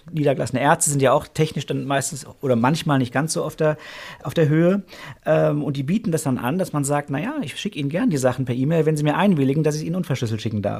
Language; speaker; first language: German; native; German